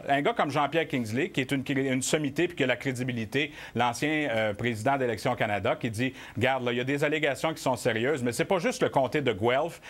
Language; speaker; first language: French; native; French